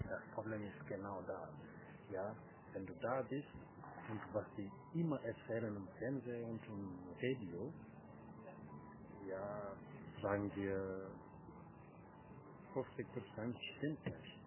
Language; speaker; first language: German; non-native, fluent; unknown